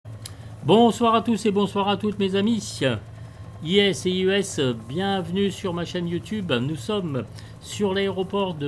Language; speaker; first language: French; native; French